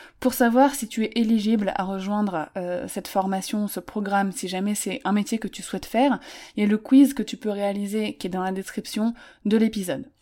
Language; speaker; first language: French; native; French